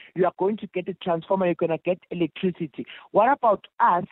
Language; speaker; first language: English; non-native, local second language; Zulu